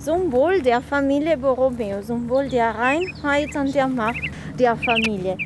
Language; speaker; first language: German; non-native, fluent; Italian